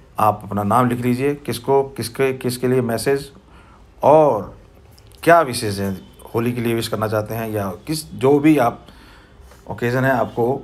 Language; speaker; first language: Hindi; native; Hindi